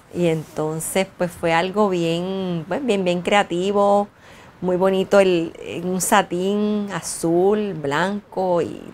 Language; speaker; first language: Spanish; native; Spanish